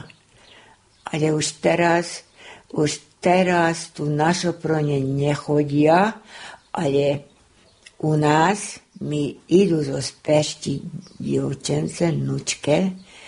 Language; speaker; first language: Slovak; native; Slovak